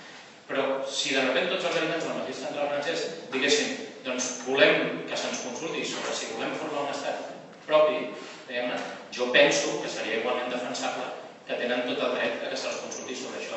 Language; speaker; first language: Catalan; native; Catalan